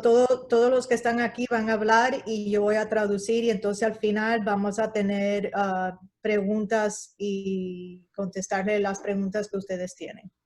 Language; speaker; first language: Spanish; early bilingual, heritage; Spanish